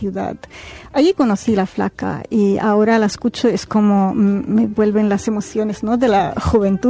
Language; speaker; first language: Spanish; non-native, fluent; Arabic